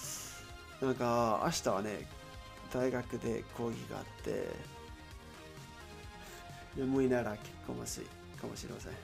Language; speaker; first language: Japanese; non-native, learner; Spanish